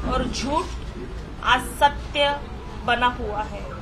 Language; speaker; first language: Hindi; non-native, local second language; Marathi